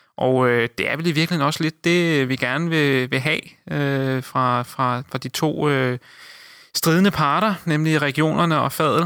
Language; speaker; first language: Danish; native; Danish